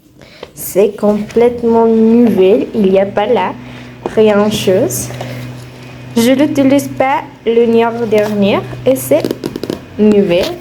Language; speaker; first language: French; non-native, learner; Spanish